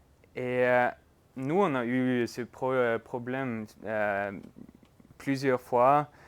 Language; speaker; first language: French; non-native, fluent; Norwegian